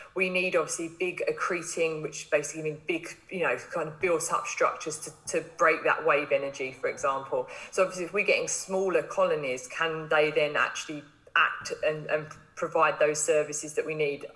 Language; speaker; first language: English; native; English